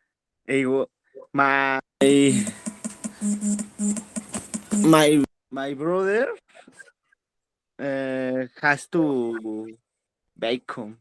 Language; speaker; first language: English; non-native, learner; Spanish